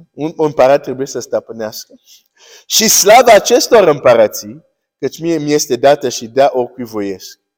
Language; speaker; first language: Romanian; early bilingual, heritage; Romanian